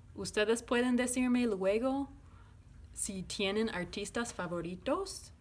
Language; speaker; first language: Spanish; non-native, learner; English